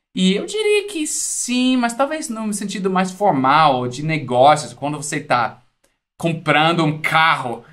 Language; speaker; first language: Portuguese; non-native, fluent; English